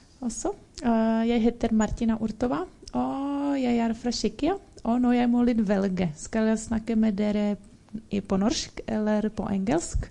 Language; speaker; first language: Norwegian; non-native, learner; Czech